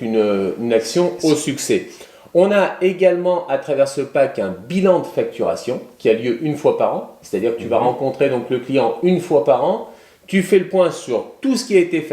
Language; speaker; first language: French; native; French